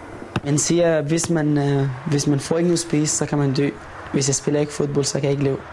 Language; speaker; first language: Danish; non-native, fluent; Arabic